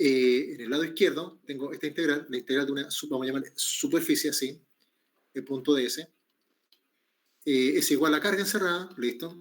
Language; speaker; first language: Spanish; native; Spanish